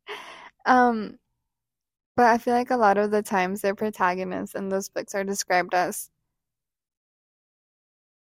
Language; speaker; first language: English; non-native, fluent; Spanish